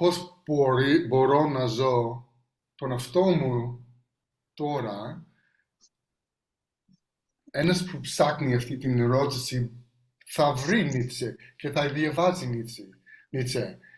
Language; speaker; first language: Greek; non-native, learner; English